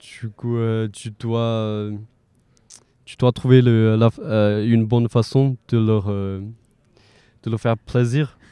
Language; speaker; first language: French; non-native, fluent; Chinese